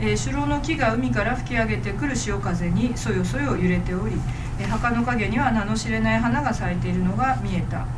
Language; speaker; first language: Japanese; native; Japanese